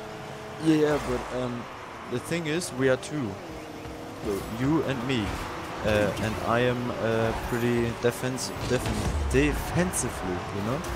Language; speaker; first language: English; non-native, learner; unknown